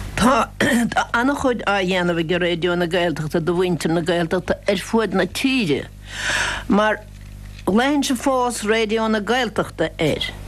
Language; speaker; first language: Irish; native; Irish